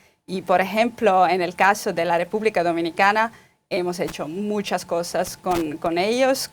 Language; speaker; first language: Spanish; non-native, fluent; Estonian